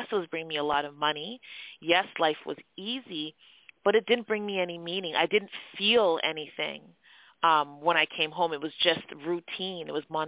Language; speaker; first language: English; native; English